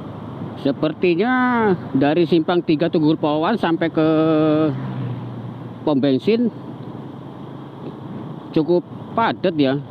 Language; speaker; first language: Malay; non-native, local second language; Javanese